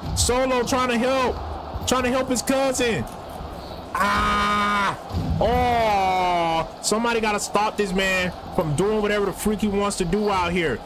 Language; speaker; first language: English; native; English